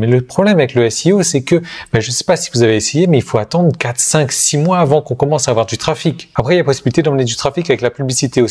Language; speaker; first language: French; native; French